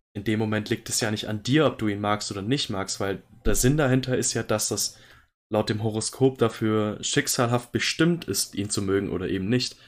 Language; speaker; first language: German; native; German